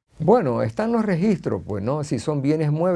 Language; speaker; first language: Spanish; native; Spanish